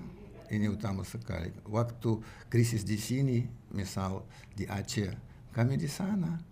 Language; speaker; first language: Indonesian; non-native, learner; Russian